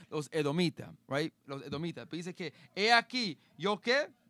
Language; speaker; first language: Spanish; early bilingual, heritage; Spanish